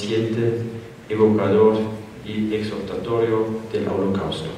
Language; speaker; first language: Spanish; non-native, fluent; German